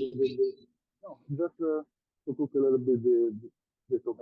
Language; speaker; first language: English; non-native, learner; Italian